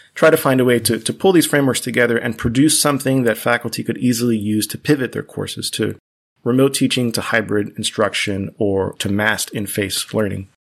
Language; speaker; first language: English; early bilingual, other home language; Spanish